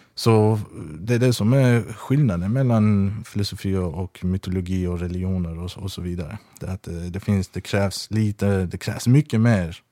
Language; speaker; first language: Swedish; early bilingual, other home language; Persian